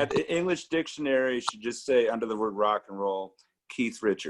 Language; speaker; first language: English; native; English